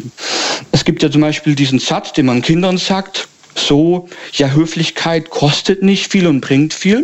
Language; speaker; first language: German; native; German